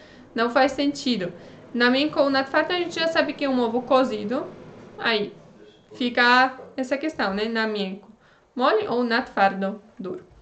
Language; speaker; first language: Portuguese; non-native, fluent; Polish